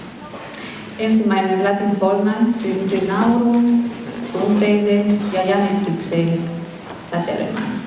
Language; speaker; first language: Finnish; non-native, fluent; Spanish